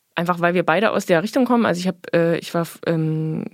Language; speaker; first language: German; native; German